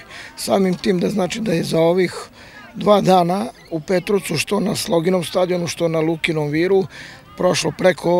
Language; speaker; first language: Croatian; native; Croatian